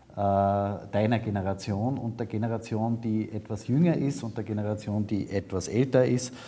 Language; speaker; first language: German; native; German